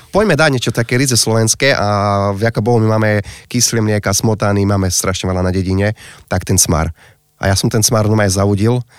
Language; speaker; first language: Slovak; native; Slovak